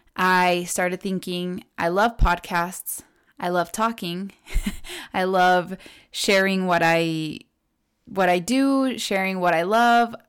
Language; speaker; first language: English; early bilingual, other home language; Spanish